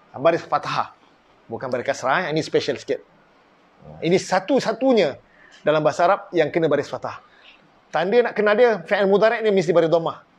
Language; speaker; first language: Malay; native; Malay